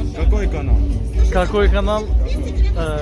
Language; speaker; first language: Russian; non-native, learner; Turkish